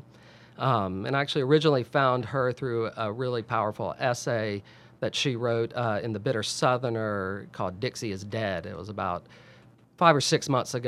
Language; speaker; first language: English; native; English